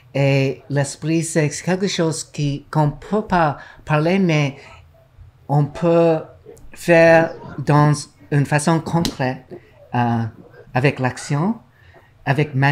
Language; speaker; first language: French; non-native, learner; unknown